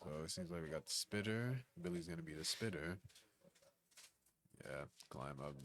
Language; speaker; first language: English; native; English